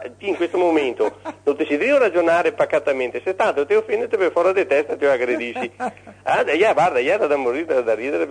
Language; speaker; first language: Italian; native; Italian